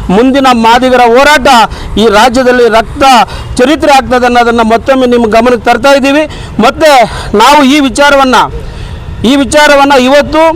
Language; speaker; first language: Kannada; native; Kannada